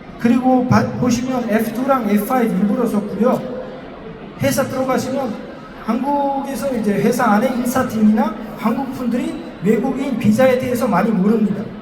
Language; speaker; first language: Korean; non-native, fluent; Uzbek